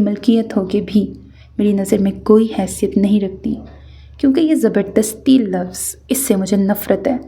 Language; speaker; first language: Urdu; native; Urdu